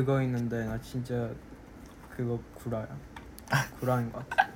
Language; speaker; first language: Korean; non-native, fluent; Chinese